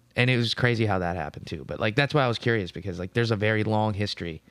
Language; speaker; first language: English; native; English